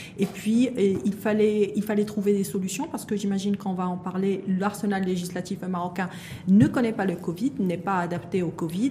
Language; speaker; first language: French; non-native, local second language; Arabic